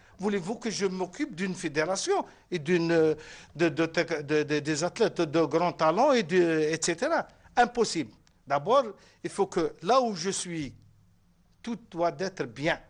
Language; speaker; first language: French; non-native, local second language; Arabic